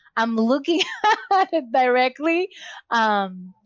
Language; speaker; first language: English; non-native, fluent; Spanish